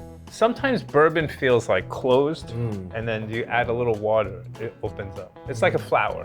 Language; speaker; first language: English; early bilingual, other home language; Korean